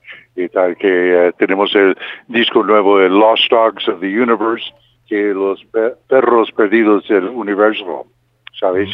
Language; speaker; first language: Spanish; non-native, fluent; English